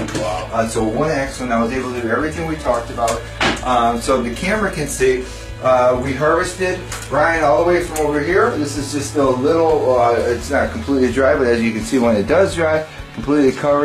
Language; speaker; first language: English; native; English